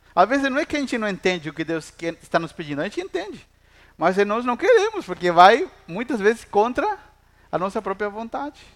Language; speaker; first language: Portuguese; non-native, fluent; Spanish